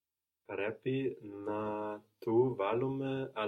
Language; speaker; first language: Greek; non-native, learner; English